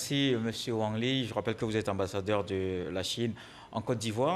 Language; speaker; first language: French; native; French